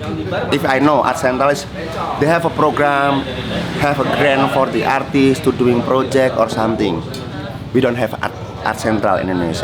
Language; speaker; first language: English; non-native, learner; Indonesian